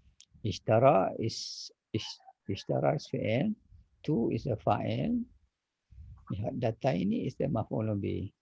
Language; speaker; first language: English; non-native, local second language; Malay